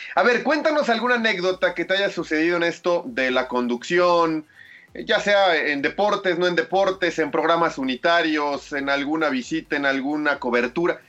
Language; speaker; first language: Spanish; native; Spanish